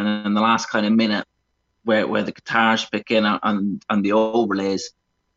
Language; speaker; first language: English; native; English